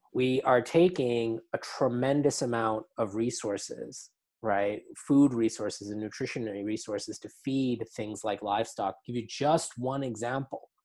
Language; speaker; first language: English; native; English